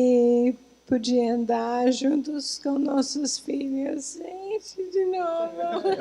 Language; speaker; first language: Portuguese; non-native, fluent; English